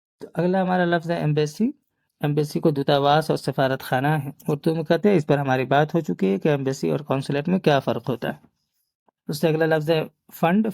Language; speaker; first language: Urdu; native; Urdu